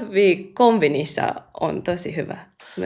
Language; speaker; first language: Finnish; non-native, learner; Japanese